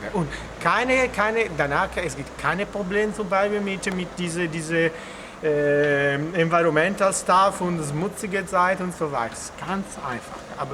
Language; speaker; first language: German; non-native, learner; Italian